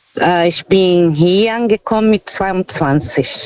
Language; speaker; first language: German; non-native, fluent; Portuguese